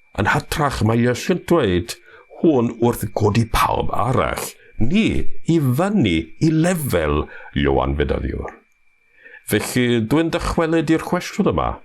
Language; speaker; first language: Welsh; non-native, fluent; English